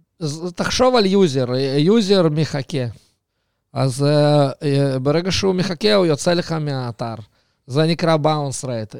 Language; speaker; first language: Hebrew; early bilingual, other home language; Russian